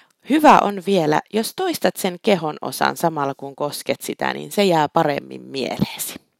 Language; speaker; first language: Finnish; native; Finnish